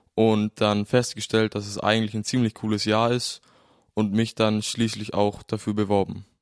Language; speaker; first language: German; native; German